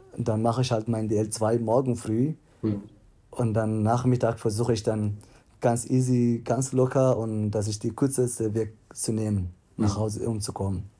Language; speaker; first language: German; non-native, fluent; Tigrinya